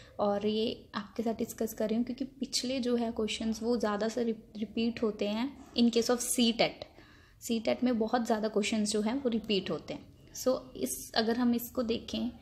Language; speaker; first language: Hindi; non-native, local second language; Punjabi